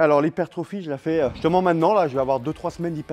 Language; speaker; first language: French; native; French